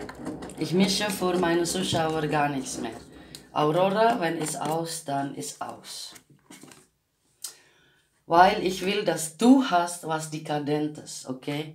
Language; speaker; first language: German; non-native, learner; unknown